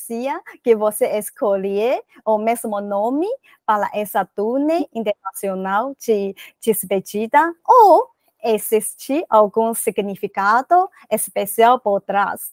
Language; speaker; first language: Portuguese; non-native, learner; Chinese